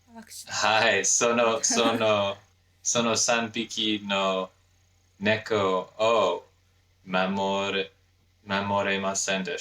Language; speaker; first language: Japanese; non-native, learner; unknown